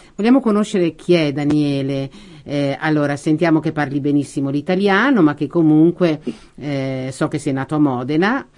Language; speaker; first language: Italian; native; Italian